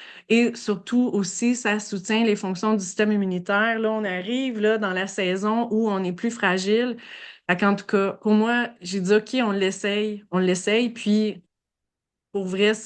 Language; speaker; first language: French; native; French